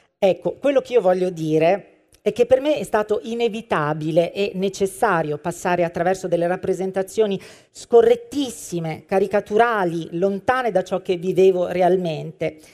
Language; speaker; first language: Italian; native; Italian